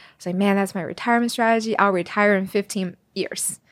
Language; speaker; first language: English; early bilingual, other home language; Chinese